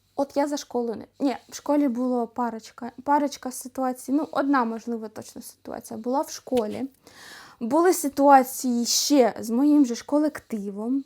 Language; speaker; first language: Ukrainian; non-native, local second language; Russian